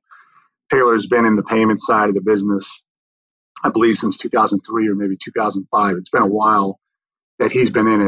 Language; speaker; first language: English; native; English